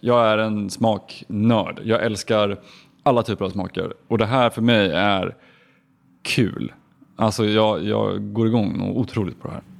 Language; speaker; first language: Swedish; native; Swedish